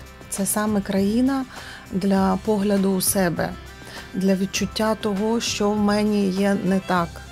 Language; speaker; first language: Ukrainian; non-native, local second language; Russian